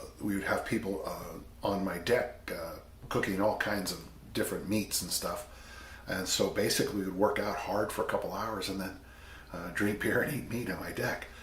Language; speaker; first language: English; native; English